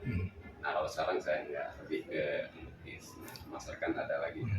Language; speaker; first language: Indonesian; non-native, local second language; Sundanese